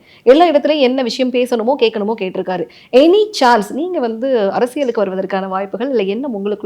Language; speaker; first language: Tamil; native; Tamil